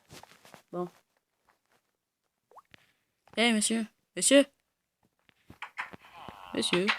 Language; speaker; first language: French; native; French